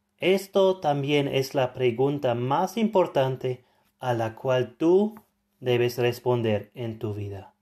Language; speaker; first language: Spanish; non-native, fluent; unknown